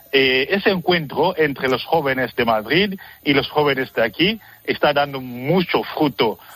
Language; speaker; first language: Spanish; non-native, fluent; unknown